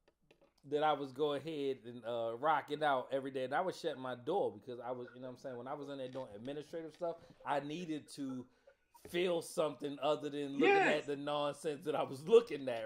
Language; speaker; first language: English; native; English